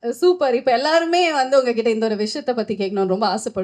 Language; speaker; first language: Tamil; native; Tamil